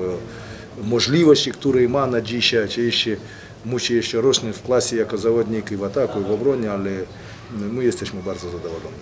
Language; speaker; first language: Polish; non-native, fluent; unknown